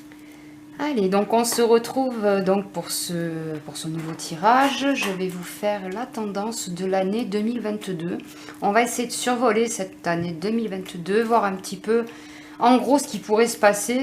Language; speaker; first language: French; native; French